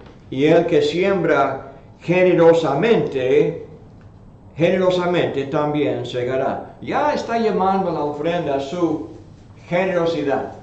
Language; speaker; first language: Spanish; non-native, fluent; English